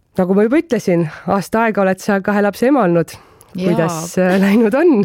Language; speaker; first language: Estonian; native; Estonian